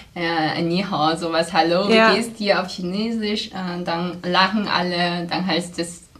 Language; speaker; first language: German; non-native, fluent; Chinese